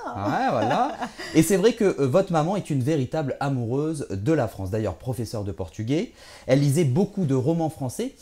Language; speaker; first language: French; native; French